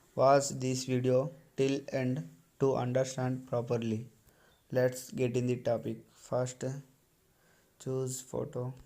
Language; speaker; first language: English; non-native, local second language; Telugu